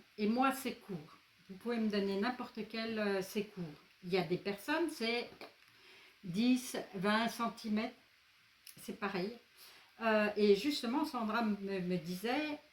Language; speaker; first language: French; native; French